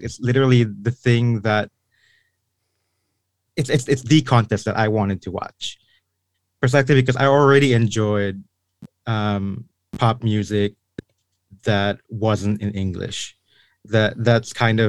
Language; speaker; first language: English; non-native, local second language; Filipino